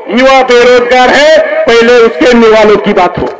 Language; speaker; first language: Hindi; non-native, local second language; Marathi